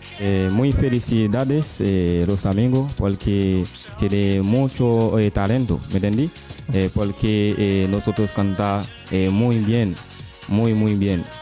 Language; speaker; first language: Spanish; non-native, learner; Haitian Creole